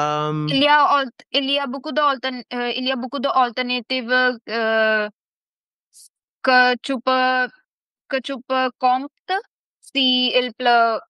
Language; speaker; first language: French; non-native, fluent; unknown